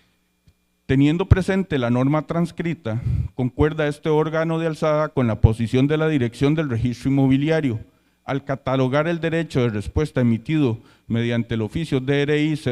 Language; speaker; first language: Spanish; native; Spanish